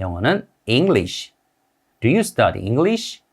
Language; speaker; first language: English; non-native, fluent; Korean